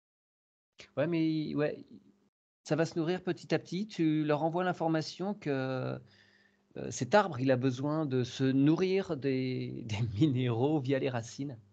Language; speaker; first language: French; native; French